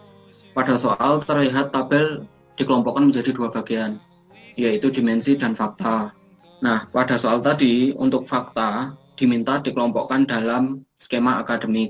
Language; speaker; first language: Indonesian; native; Indonesian